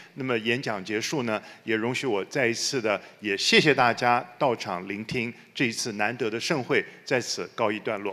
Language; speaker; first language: Chinese; native; Chinese